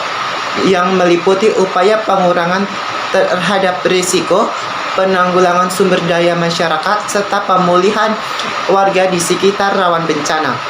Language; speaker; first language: Indonesian; native; Indonesian